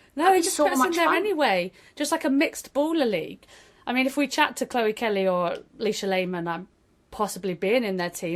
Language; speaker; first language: English; native; English